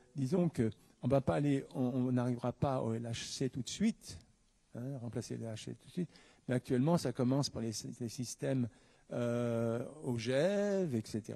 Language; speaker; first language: French; native; French